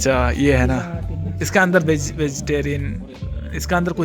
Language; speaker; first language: Hindi; non-native, local second language; Malayalam